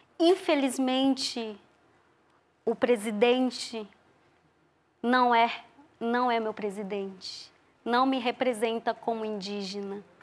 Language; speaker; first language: Portuguese; non-native, local second language; Ticuna